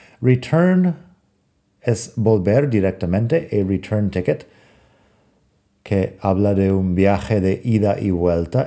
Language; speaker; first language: Spanish; non-native, fluent; English